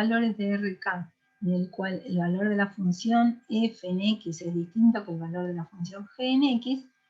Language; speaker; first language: Spanish; native; Spanish